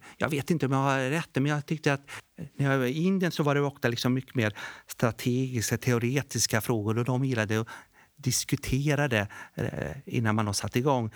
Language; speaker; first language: Swedish; early bilingual, other home language; Bosnian